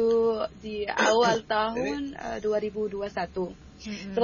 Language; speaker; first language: Indonesian; non-native, fluent; Arabic